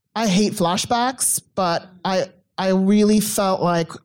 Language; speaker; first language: English; native; English